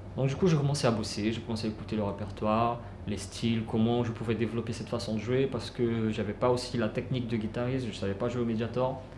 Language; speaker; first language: French; early bilingual, other home language; Portuguese